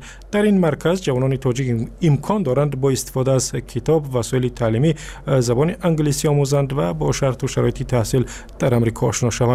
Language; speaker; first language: Persian; native; Persian